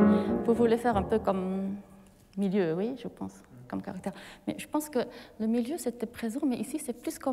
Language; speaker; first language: French; non-native, fluent; Japanese